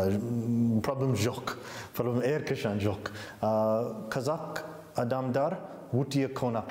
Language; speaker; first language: Kazakh; non-native, learner; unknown